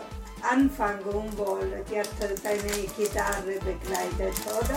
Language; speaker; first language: German; non-native, learner; Italian